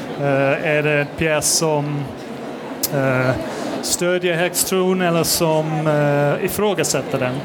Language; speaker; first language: Swedish; non-native, fluent; English